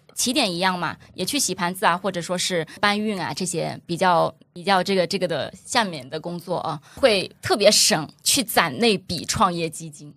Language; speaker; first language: Chinese; native; Chinese